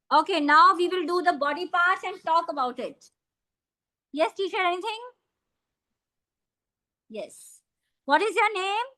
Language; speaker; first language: English; non-native, fluent; Hindi